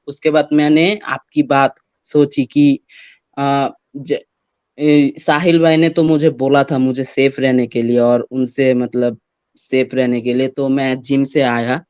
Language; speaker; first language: Hindi; non-native, fluent; Bangla